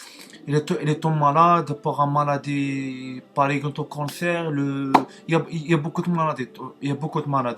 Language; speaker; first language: French; non-native, learner; Arabic